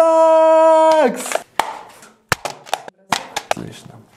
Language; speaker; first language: Russian; native; Russian